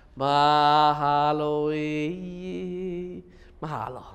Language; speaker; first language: English; native; English